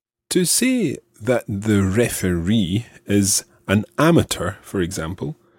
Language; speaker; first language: English; native; English